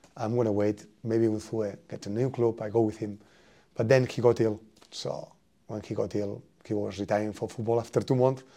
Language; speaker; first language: English; non-native, fluent; Spanish